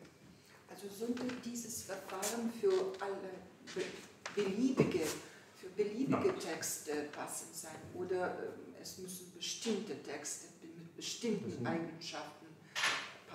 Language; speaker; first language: German; non-native, fluent; Ukrainian